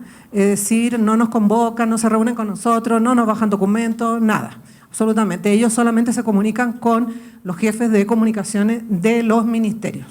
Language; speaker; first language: Spanish; native; Spanish